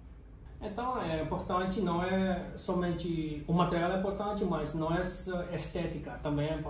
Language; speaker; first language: Portuguese; non-native, learner; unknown